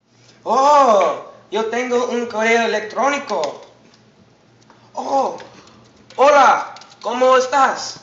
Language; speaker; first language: Spanish; non-native, learner; English